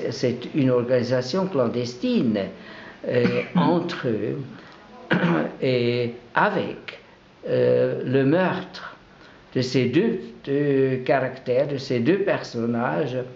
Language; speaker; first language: French; non-native, local second language; German